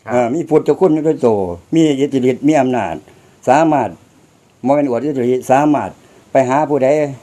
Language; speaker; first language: Thai; native; Thai